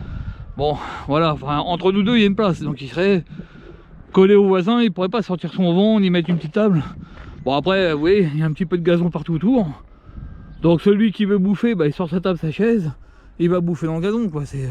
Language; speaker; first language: French; native; French